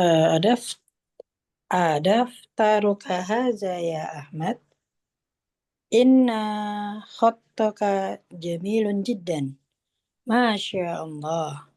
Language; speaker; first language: Arabic; non-native, learner; Indonesian